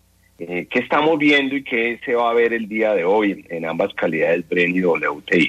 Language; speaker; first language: Spanish; native; Spanish